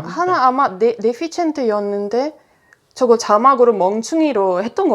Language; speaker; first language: Korean; non-native, fluent; Italian